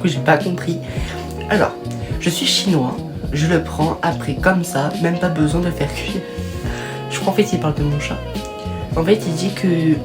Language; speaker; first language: French; native; French